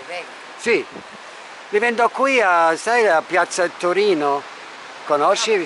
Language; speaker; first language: Italian; non-native, fluent; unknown